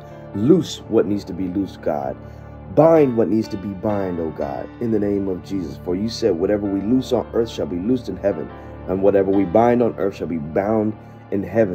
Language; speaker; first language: English; native; English